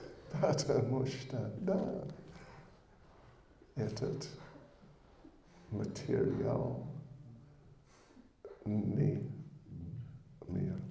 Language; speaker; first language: Russian; non-native, learner; English